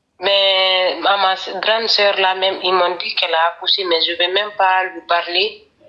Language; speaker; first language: French; non-native, local second language; Fula